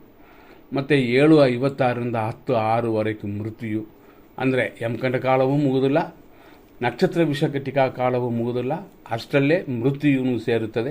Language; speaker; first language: Kannada; native; Kannada